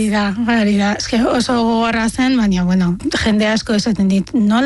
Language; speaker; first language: Basque; non-native, fluent; Arabic